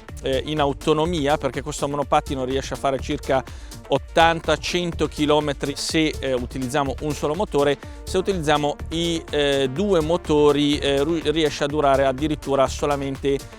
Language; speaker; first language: Italian; native; Italian